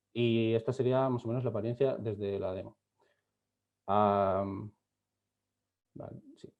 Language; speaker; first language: Spanish; native; Spanish